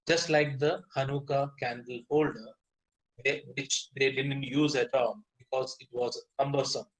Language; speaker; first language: English; non-native, local second language; Malayalam